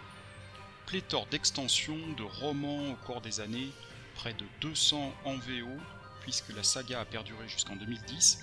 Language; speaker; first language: French; native; French